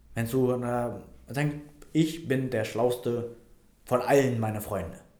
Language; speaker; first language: German; non-native, fluent; Vietnamese